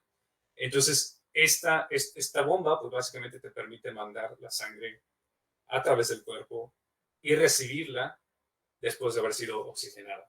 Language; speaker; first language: Spanish; native; Spanish